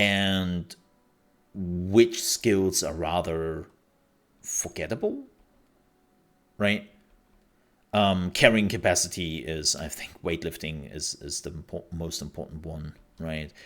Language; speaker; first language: English; non-native, fluent; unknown